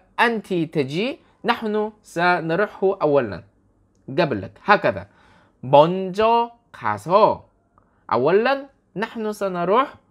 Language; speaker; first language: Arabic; non-native, fluent; Korean